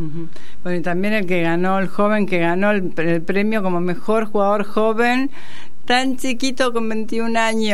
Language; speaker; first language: Spanish; native; Spanish